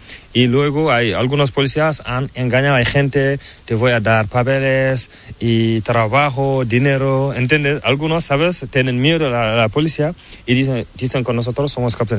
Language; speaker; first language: Spanish; non-native, learner; Fula